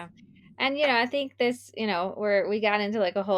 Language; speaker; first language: English; native; English